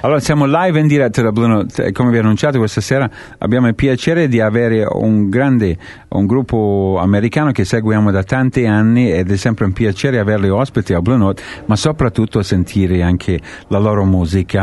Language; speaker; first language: Italian; non-native, fluent; English